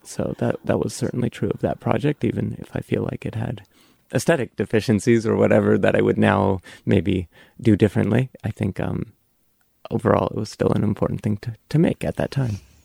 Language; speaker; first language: English; native; English